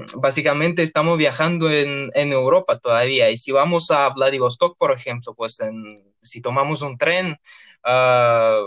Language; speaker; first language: Spanish; non-native, fluent; Russian